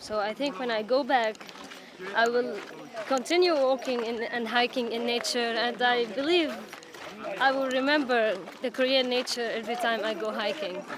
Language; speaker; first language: English; non-native, local second language; Arabic